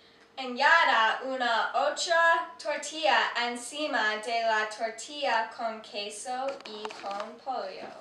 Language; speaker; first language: Spanish; non-native, learner; English